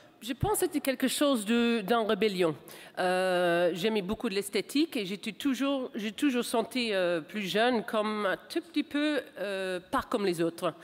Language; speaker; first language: French; non-native, fluent; English